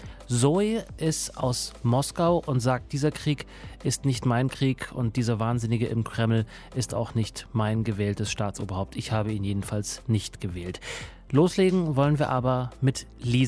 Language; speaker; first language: German; native; German